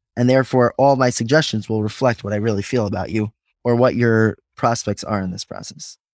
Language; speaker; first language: English; native; English